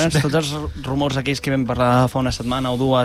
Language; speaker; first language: Catalan; native; Catalan